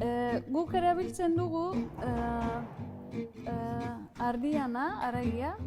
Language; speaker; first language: Basque; non-native, learner; Turkish